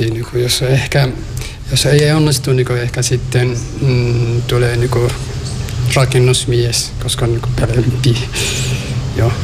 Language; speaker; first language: Finnish; non-native, learner; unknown